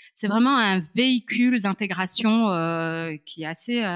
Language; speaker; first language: French; non-native, local second language; Arabic